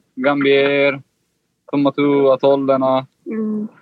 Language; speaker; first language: Swedish; native; Swedish